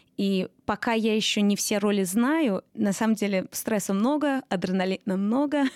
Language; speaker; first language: Russian; early bilingual, heritage; Russian